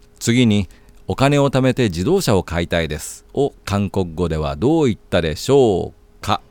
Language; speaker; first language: Japanese; native; Japanese